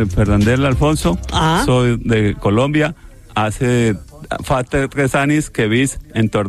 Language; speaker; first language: Catalan; non-native, learner; Spanish